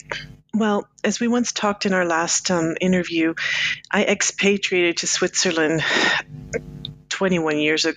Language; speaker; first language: English; native; English